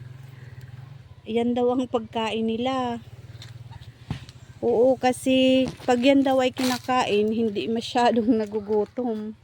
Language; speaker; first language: Filipino; native; Filipino